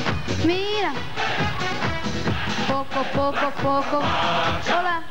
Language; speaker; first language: Spanish; non-native, fluent; Portuguese